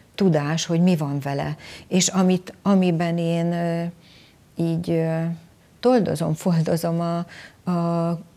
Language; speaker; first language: Hungarian; native; Hungarian